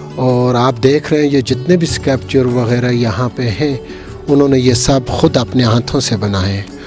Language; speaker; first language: Urdu; non-native, local second language; Northern Hindko